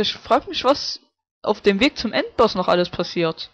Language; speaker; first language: German; native; German